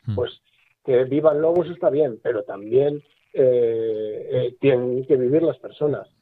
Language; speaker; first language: Spanish; native; Spanish